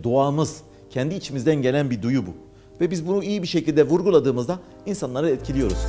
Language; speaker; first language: Turkish; native; Turkish